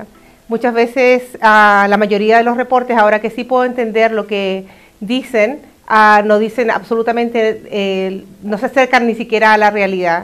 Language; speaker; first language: Spanish; native; Spanish